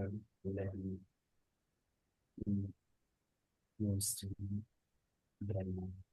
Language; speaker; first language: German; non-native, learner; Bangla